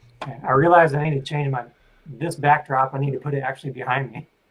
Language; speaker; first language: English; native; English